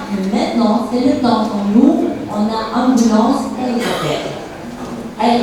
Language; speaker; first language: French; non-native, learner; Indonesian